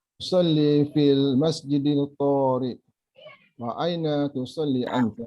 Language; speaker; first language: Arabic; non-native, learner; Malay